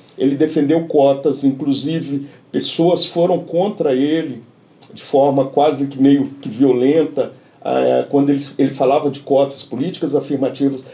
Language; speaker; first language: Portuguese; native; Portuguese